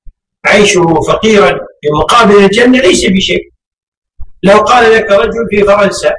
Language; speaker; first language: Arabic; native; Arabic